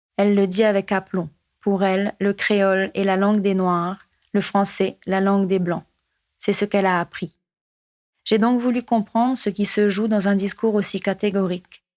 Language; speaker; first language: French; non-native, local second language; Morisyen